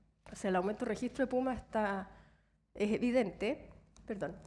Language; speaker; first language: Spanish; native; Spanish